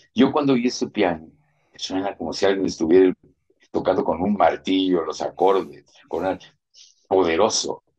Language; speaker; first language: Spanish; native; Spanish